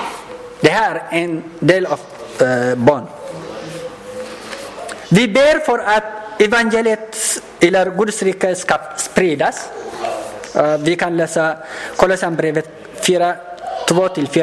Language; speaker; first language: Swedish; non-native, learner; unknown